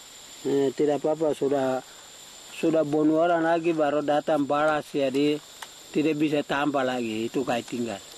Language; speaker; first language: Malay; non-native, local second language; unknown